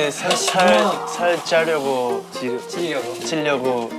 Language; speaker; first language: Korean; non-native, fluent; Japanese